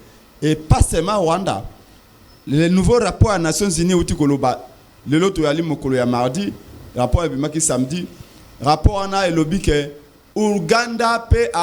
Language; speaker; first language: French; non-native, local second language; Lingala